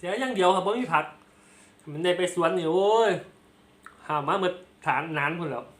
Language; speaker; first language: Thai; non-native, local second language; Lao